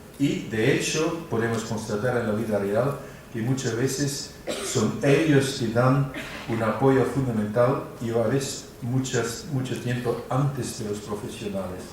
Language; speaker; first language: Spanish; non-native, fluent; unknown